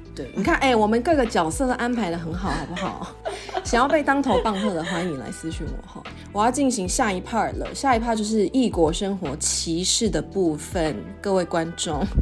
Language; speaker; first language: Chinese; native; Chinese